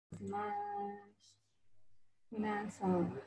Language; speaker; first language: Japanese; non-native, fluent; Indonesian